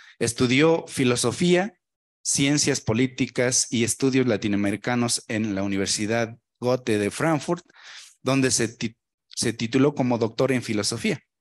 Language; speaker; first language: Spanish; native; Spanish